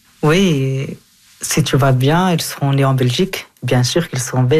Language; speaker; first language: French; non-native, fluent; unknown